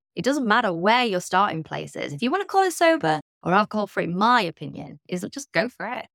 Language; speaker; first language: English; native; English